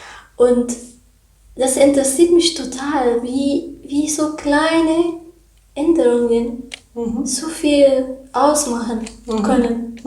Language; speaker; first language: German; non-native, learner; Arabic